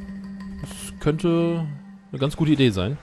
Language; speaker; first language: German; native; German